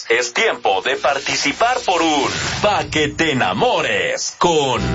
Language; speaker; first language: Spanish; native; Spanish